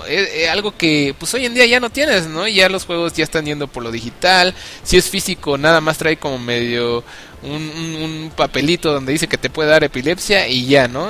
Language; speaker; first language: Spanish; native; Spanish